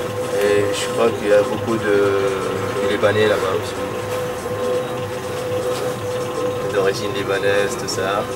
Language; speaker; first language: French; non-native, fluent; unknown